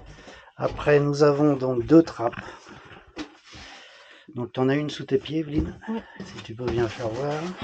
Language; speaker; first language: French; native; French